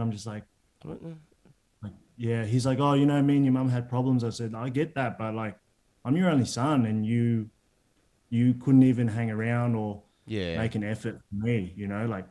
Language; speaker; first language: English; native; English